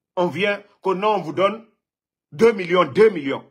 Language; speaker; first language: French; non-native, local second language; Mandingo